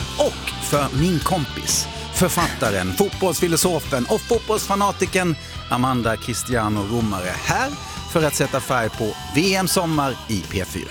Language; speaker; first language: Swedish; native; Swedish